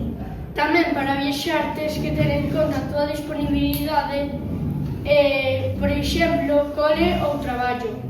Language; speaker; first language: Galician; non-native, local second language; Spanish